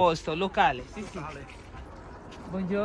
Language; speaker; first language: Italian; non-native, learner; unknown